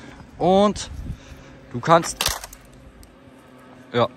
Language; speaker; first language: German; native; German